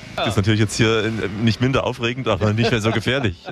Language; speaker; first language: German; native; German